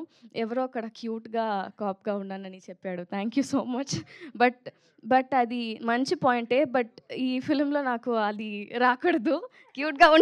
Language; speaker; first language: Telugu; non-native, local second language; Tamil